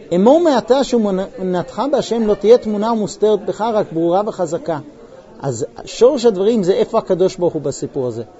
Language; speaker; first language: Hebrew; non-native, fluent; English